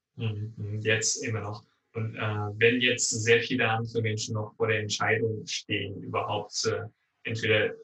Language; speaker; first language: German; non-native, fluent; Chinese